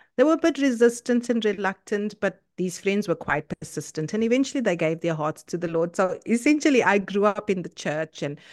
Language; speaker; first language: English; native; English